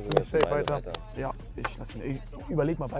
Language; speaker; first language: German; native; German